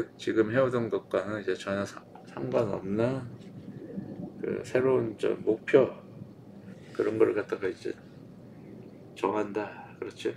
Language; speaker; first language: Korean; native; Korean